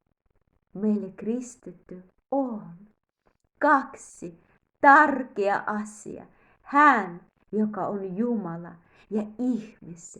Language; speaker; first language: Finnish; non-native, learner; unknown